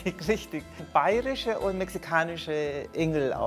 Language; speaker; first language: German; non-native, fluent; Spanish